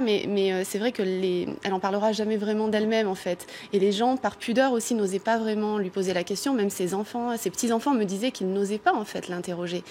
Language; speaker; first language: French; native; French